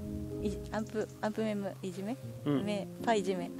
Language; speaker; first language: French; non-native, learner; Japanese